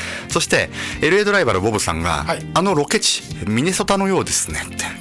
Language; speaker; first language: Japanese; native; Japanese